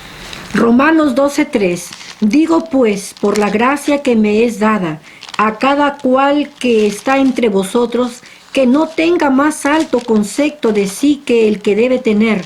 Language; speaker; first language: Spanish; native; Spanish